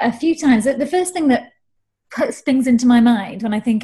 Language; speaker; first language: English; native; English